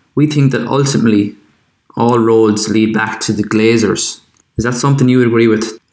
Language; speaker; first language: English; native; English